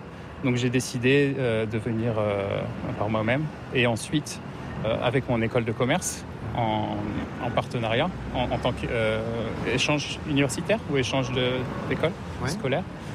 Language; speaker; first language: French; native; French